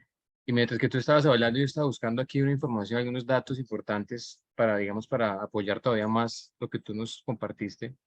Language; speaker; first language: Spanish; native; Spanish